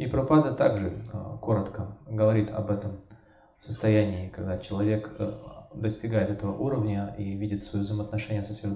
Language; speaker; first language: Russian; native; Russian